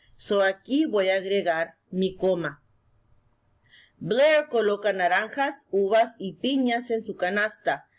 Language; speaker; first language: Spanish; early bilingual, heritage; Spanish